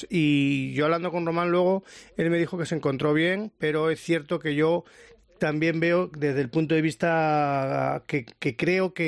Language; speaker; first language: Spanish; native; Spanish